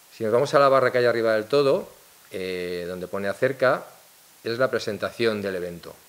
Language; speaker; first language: Spanish; non-native, local second language; Catalan